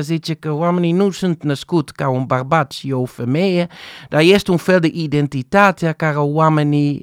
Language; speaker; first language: Romanian; non-native, fluent; Dutch